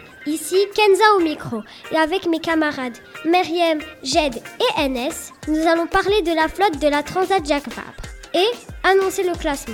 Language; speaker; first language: French; native; French